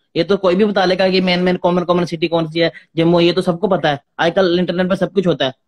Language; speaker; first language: Hindi; native; Hindi